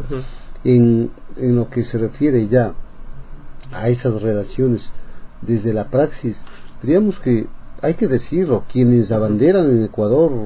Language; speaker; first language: Spanish; native; Spanish